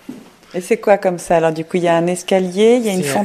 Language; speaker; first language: French; native; French